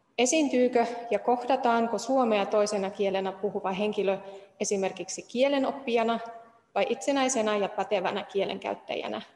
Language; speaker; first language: Finnish; non-native, fluent; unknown